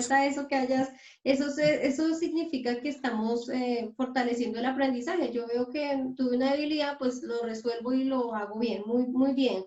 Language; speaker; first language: Spanish; native; Spanish